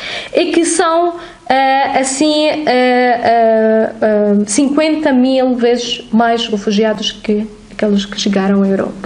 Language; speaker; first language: Portuguese; non-native, fluent; Arabic